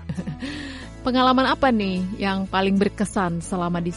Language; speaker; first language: Indonesian; native; Indonesian